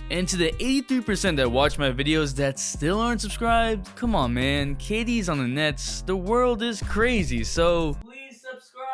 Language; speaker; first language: English; native; English